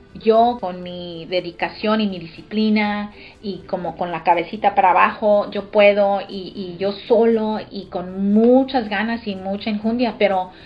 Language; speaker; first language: Spanish; early bilingual, heritage; Spanish